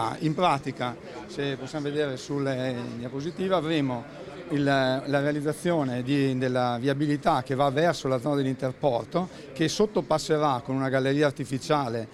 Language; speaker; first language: Italian; native; Italian